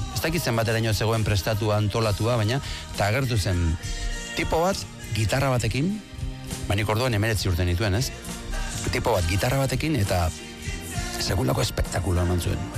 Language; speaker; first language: Basque; native; Basque